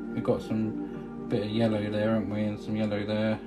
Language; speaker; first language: English; native; English